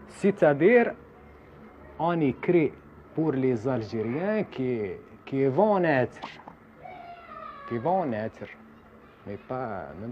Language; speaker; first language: French; non-native, local second language; Arabic